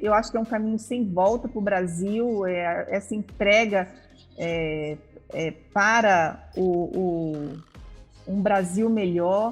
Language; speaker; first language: Portuguese; native; Portuguese